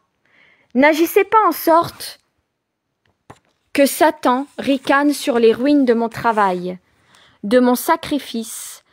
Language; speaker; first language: French; native; French